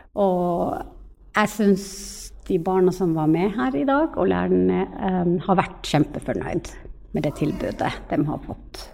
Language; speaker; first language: Norwegian; non-native, fluent; Finnish